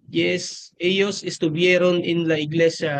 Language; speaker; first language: Spanish; non-native, learner; Filipino